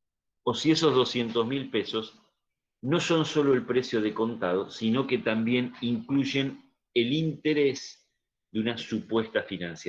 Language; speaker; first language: Spanish; native; Spanish